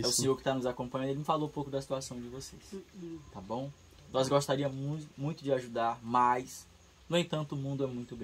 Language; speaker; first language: Portuguese; native; Portuguese